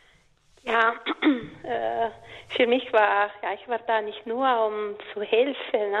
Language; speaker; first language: German; non-native, fluent; Italian